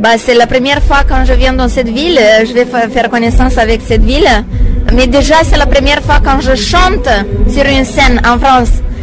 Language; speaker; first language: French; non-native, fluent; Romanian